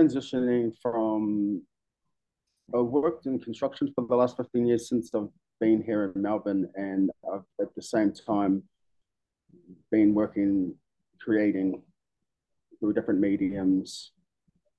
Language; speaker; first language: English; native; English